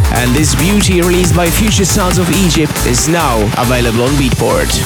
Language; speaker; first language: English; non-native, fluent; Slovak